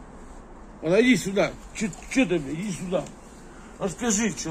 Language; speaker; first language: Russian; native; Russian